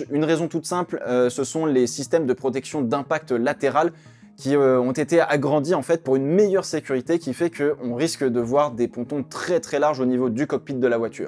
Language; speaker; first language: French; native; French